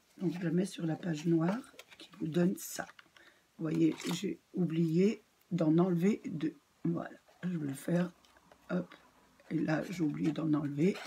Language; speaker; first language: French; native; French